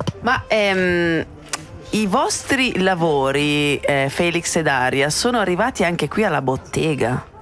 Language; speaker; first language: Italian; native; Italian